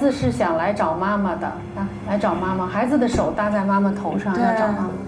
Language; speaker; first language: Chinese; native; Chinese